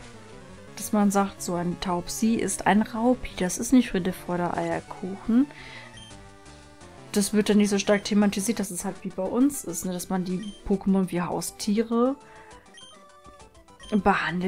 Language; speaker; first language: German; native; German